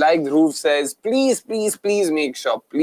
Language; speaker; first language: English; non-native, local second language; Hindi